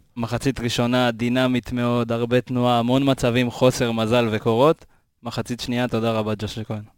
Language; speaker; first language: Hebrew; native; Hebrew